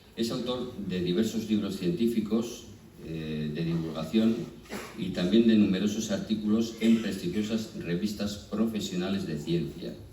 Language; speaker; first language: Spanish; native; Spanish